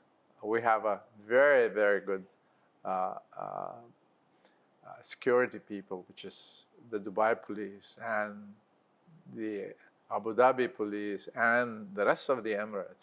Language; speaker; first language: English; non-native, local second language; Arabic